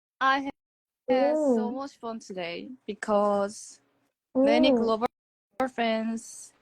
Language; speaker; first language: English; non-native, learner; Korean